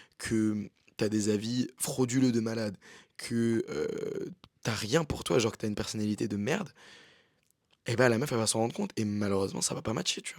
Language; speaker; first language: French; native; French